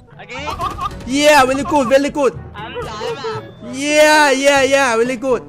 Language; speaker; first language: English; non-native, learner; Thai